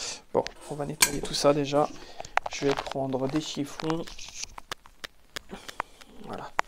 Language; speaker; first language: French; native; French